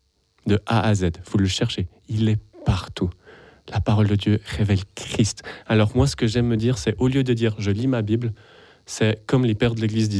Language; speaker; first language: French; native; French